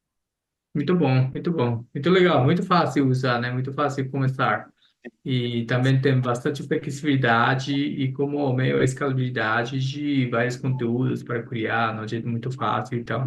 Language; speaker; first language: Portuguese; non-native, fluent; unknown